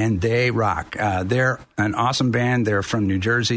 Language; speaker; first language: English; native; English